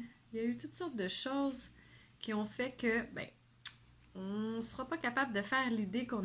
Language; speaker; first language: French; native; French